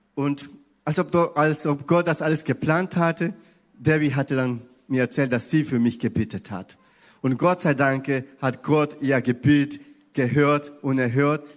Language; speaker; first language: German; non-native, fluent; Spanish